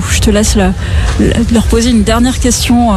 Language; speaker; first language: French; native; French